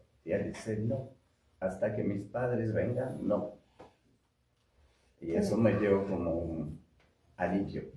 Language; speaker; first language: Spanish; non-native, fluent; French